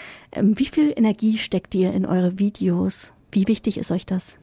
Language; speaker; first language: German; native; German